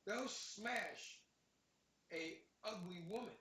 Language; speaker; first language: English; native; English